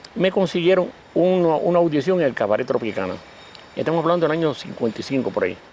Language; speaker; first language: Spanish; native; Spanish